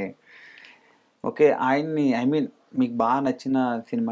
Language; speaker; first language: Telugu; native; Telugu